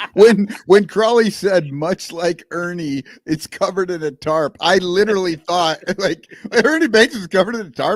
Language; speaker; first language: English; native; English